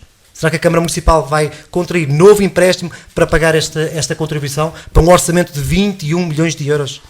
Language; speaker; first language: Portuguese; native; Portuguese